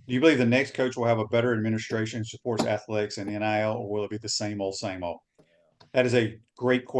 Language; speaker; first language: English; native; English